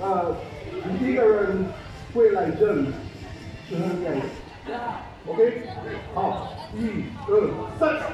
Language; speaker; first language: Chinese; non-native, learner; English